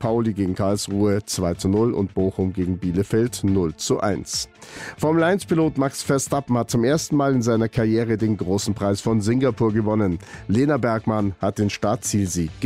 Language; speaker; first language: German; native; German